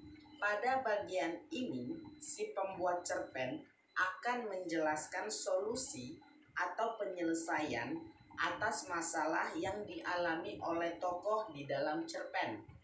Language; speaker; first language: Indonesian; native; Indonesian